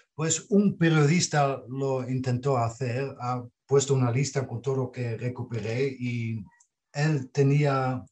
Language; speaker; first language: Spanish; non-native, fluent; Dutch